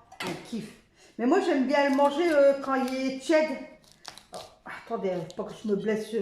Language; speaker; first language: French; native; French